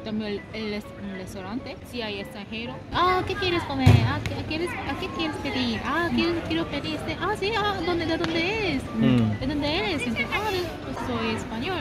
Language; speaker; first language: Spanish; non-native, learner; Korean